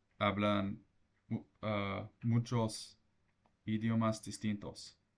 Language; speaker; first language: Spanish; non-native, learner; English